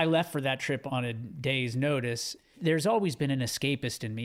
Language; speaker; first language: English; native; English